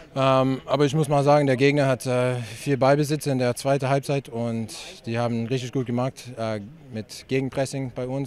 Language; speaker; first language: German; non-native, fluent; English